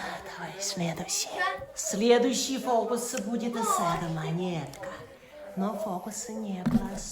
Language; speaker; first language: Russian; non-native, learner; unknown